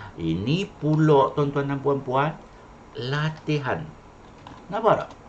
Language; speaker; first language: Malay; non-native, local second language; Chinese